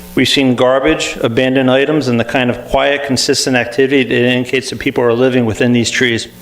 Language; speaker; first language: English; native; English